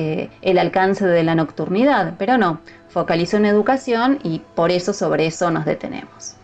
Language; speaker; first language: Spanish; native; Spanish